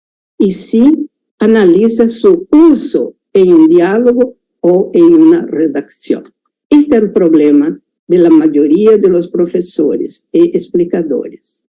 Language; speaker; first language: Spanish; non-native, fluent; Portuguese